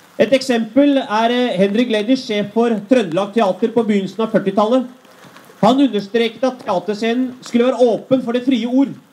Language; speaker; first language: Norwegian; early bilingual, other home language; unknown